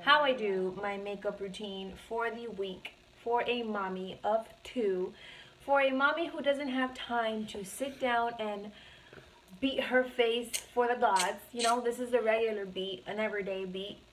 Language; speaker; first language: English; early bilingual, other home language; Spanish